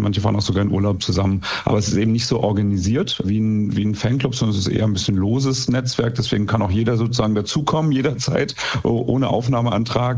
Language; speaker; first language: German; native; German